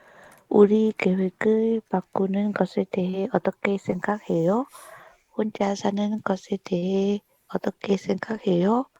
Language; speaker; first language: Korean; non-native, learner; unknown